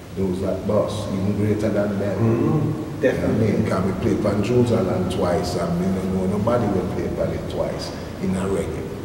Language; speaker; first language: English; native; English